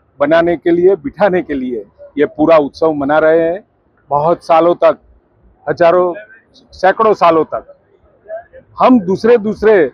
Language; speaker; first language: Hindi; non-native, local second language; Gujarati